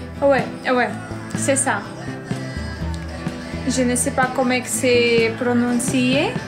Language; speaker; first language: French; non-native, learner; Ukrainian